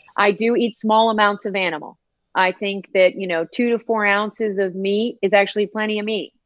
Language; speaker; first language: English; native; English